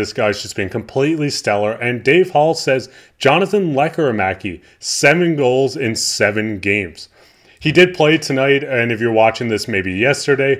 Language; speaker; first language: English; native; English